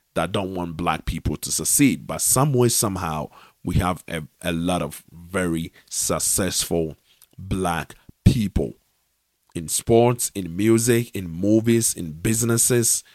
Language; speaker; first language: English; non-native, local second language; Akan